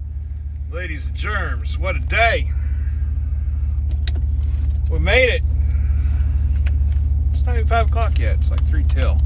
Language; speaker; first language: English; native; English